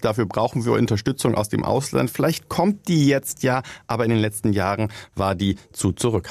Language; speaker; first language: German; native; German